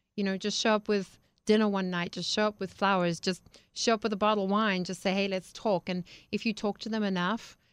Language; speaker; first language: English; native; English